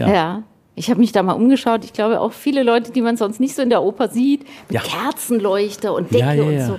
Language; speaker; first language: German; native; German